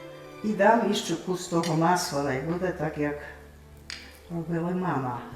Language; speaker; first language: Polish; non-native, local second language; Rusyn